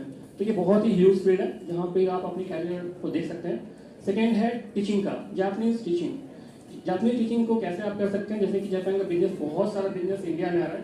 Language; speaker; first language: Hindi; native; Hindi